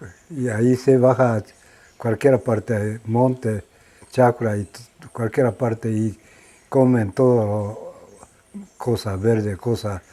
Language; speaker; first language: Spanish; non-native, learner; Japanese